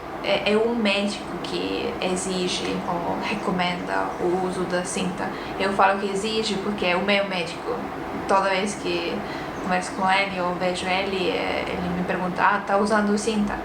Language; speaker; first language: Portuguese; non-native, fluent; Estonian